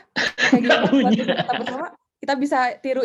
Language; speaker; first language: Indonesian; native; Indonesian